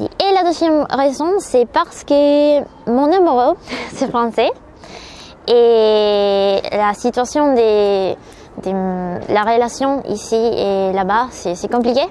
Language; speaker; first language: French; non-native, learner; Spanish